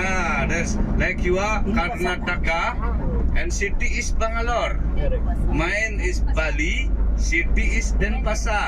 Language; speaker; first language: English; non-native, learner; Balinese